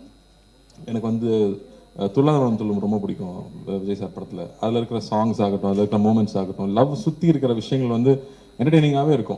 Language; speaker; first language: Tamil; native; Tamil